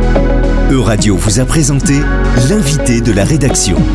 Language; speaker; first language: French; native; French